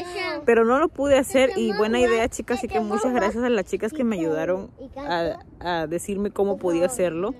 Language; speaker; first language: Spanish; native; Spanish